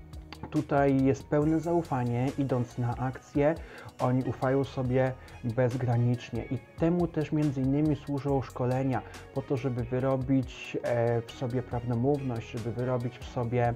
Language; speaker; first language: Polish; native; Polish